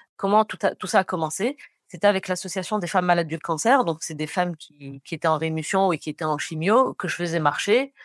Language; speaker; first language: French; non-native, local second language; Arabic